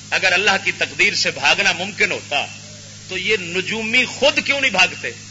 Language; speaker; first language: Urdu; non-native, local second language; Punjabi